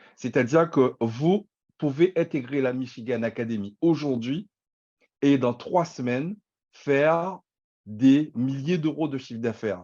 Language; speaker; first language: French; native; French